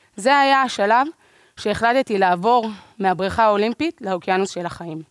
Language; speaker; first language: Hebrew; native; Hebrew